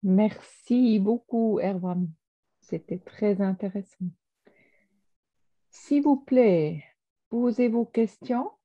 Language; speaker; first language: French; non-native, fluent; German